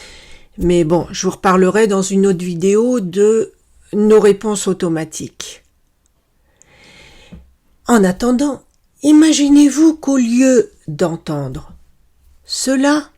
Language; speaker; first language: French; native; French